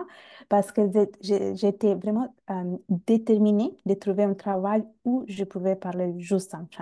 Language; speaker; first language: French; non-native, fluent; Bangla